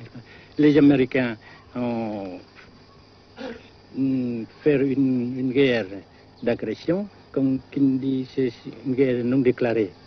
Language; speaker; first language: French; non-native, local second language; Vietnamese